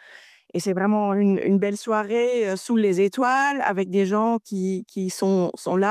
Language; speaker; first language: French; non-native, fluent; Dutch